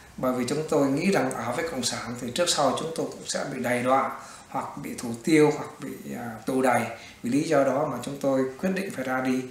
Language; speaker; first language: Vietnamese; native; Vietnamese